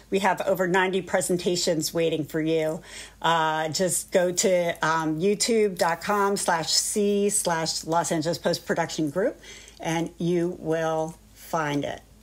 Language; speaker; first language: English; native; English